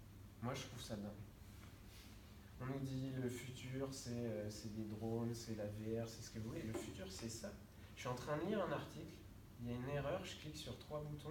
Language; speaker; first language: French; native; French